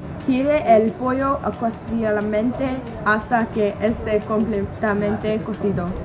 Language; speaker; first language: Spanish; non-native, learner; English